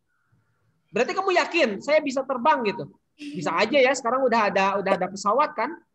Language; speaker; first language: Indonesian; native; Indonesian